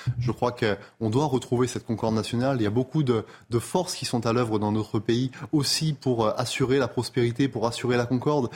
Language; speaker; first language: French; native; French